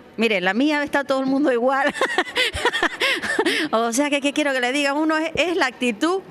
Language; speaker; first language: Spanish; native; Spanish